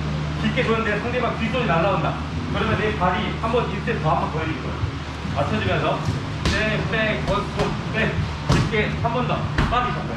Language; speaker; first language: Korean; native; Korean